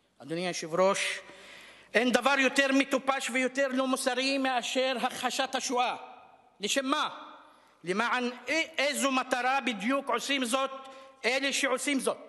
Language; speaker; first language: Hebrew; non-native, local second language; Arabic